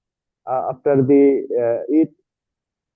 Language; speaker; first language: English; non-native, learner; Bangla